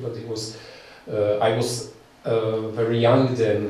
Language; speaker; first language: English; non-native, fluent; Czech